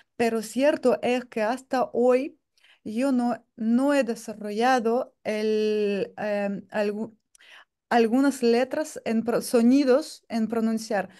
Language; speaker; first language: Spanish; non-native, fluent; Russian